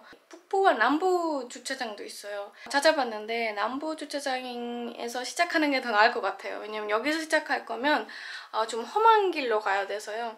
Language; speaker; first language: Korean; non-native, fluent; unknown